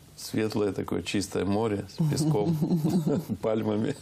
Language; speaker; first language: Russian; native; Russian